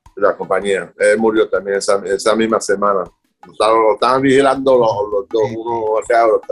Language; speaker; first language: Spanish; early bilingual, other home language; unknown